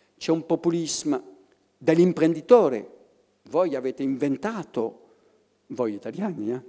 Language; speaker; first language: Italian; non-native, fluent; French